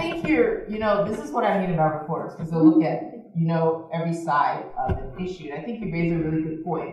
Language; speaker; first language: English; native; English